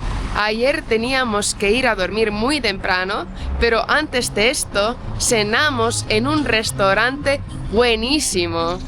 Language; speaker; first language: Spanish; non-native, fluent; Portuguese